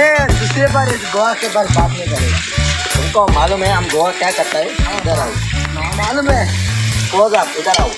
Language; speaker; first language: Hindi; non-native, local second language; Konkani